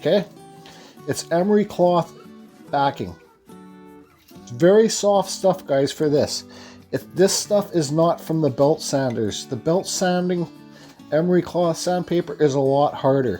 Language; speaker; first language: English; native; English